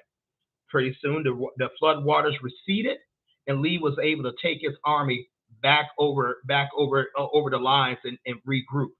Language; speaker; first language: English; native; English